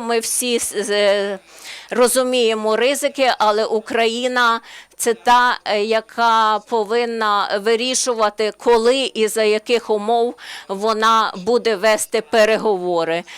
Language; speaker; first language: Ukrainian; non-native, learner; Slovenian